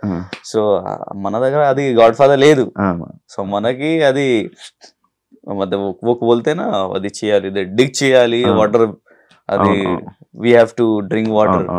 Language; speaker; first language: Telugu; non-native, local second language; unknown